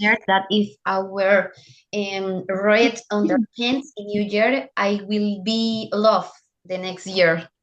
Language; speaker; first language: English; non-native, learner; Spanish